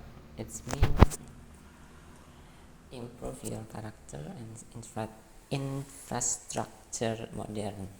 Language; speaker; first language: English; non-native, learner; Indonesian